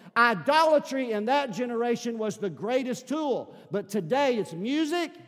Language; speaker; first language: English; native; English